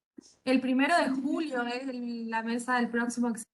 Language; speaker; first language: Spanish; native; Spanish